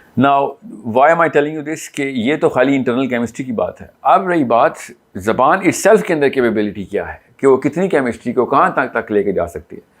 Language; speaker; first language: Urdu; native; Urdu